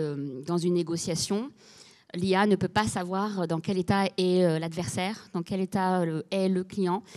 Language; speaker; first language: French; native; French